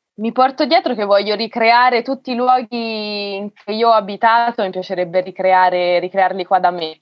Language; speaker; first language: Italian; native; Italian